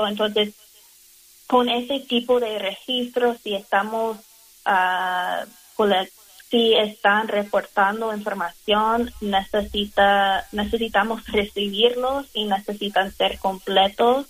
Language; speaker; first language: Spanish; non-native, fluent; English